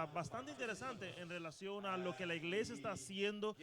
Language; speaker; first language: Spanish; native; Spanish